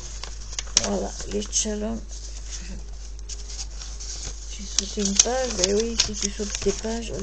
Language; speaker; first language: French; native; French